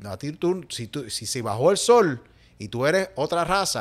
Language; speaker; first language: Spanish; early bilingual, heritage; Spanish